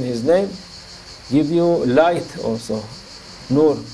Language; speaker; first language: English; non-native, learner; Turkish